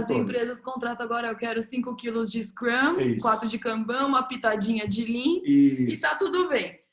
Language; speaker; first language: Portuguese; native; Portuguese